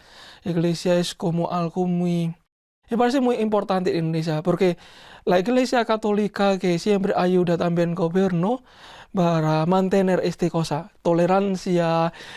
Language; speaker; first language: Spanish; non-native, learner; Indonesian